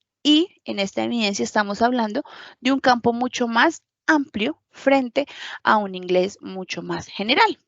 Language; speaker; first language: Spanish; native; Spanish